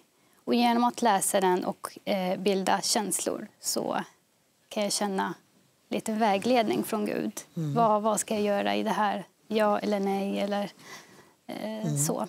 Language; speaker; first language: Swedish; early bilingual, other home language; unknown